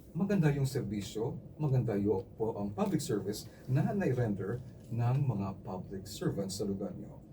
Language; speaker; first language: Filipino; non-native, local second language; Cebuano